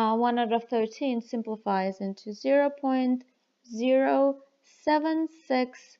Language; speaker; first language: English; non-native, fluent; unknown